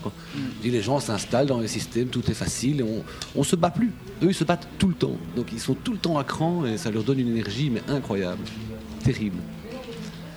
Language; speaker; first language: French; native; French